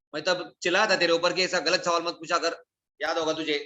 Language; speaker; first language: Hindi; non-native, local second language; Marathi